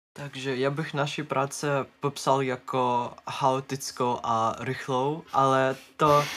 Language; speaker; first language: Czech; non-native, learner; Ukrainian